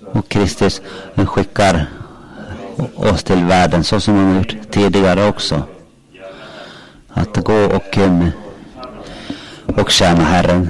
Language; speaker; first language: Swedish; non-native, local second language; Finnish